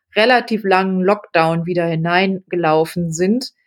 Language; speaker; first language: German; native; German